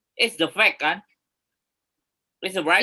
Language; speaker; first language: English; non-native, learner; Indonesian